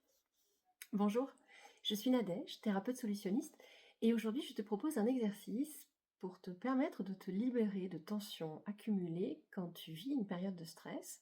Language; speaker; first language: French; native; French